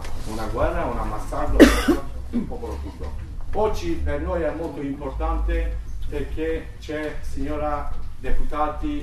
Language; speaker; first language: Italian; non-native, learner; Turkish